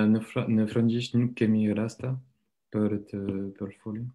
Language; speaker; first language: Albanian; non-native, learner; French